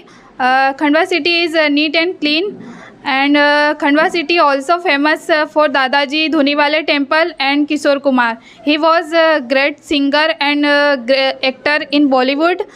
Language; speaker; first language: English; non-native, learner; Hindi